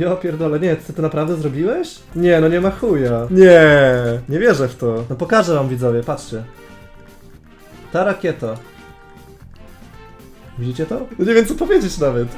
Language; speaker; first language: Polish; native; Polish